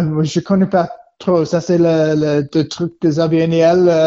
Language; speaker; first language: French; non-native, learner; English